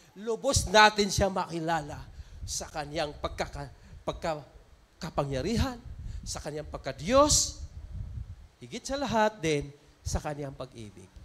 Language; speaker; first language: Filipino; non-native, local second language; Cebuano